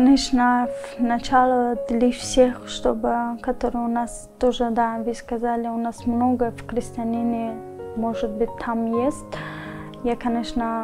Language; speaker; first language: Russian; non-native, learner; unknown